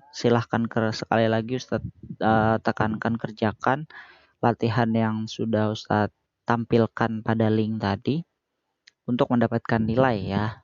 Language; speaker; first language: Indonesian; native; Indonesian